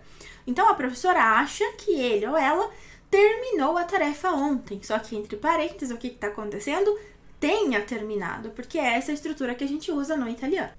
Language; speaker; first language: Portuguese; native; Portuguese